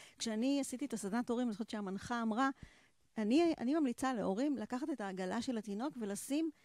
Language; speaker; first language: Hebrew; native; Hebrew